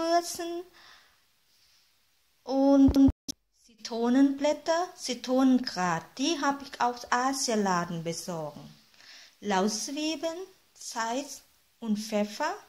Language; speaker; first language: German; non-native, fluent; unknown